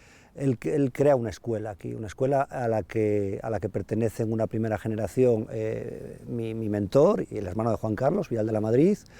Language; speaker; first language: Spanish; native; Spanish